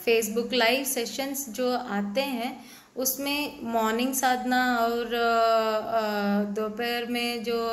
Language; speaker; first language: Hindi; non-native, local second language; Tamil